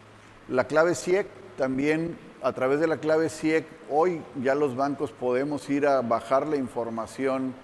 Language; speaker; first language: Spanish; native; Spanish